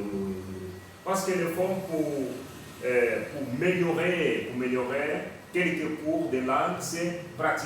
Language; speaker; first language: French; non-native, learner; Portuguese